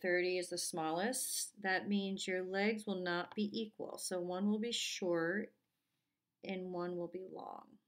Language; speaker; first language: English; native; English